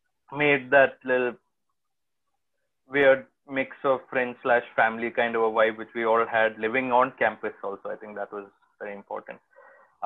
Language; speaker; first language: English; non-native, local second language; Malayalam